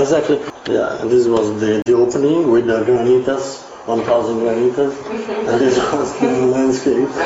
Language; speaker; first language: English; non-native, learner; Italian